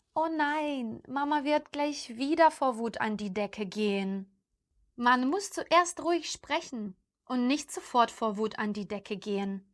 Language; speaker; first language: German; non-native, fluent; Ukrainian